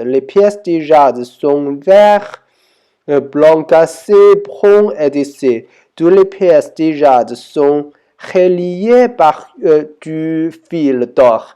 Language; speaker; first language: French; non-native, learner; Chinese